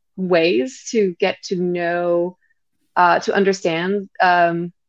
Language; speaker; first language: English; non-native, fluent; French